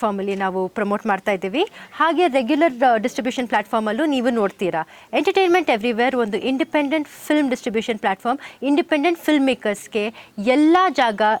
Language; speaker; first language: Kannada; non-native, local second language; Tamil